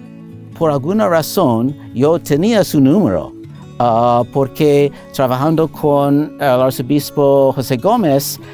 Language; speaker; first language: Spanish; non-native, fluent; English